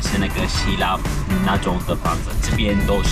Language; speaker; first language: Chinese; non-native, fluent; Turkish